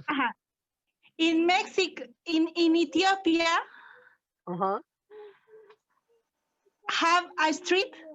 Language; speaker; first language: English; non-native, learner; Spanish